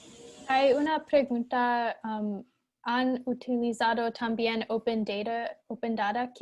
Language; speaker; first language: Spanish; non-native, fluent; English